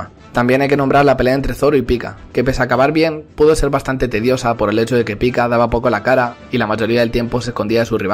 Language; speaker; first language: Spanish; native; Spanish